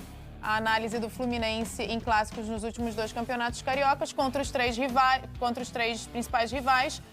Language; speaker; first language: Portuguese; native; Portuguese